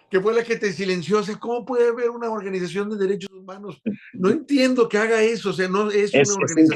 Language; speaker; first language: Spanish; native; Spanish